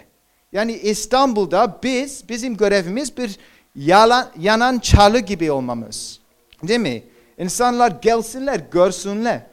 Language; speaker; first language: Turkish; non-native, fluent; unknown